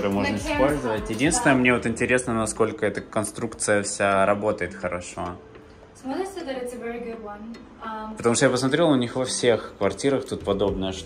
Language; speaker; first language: Russian; native; Russian